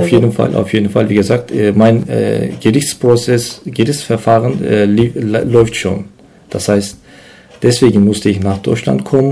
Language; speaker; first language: German; non-native, learner; Turkish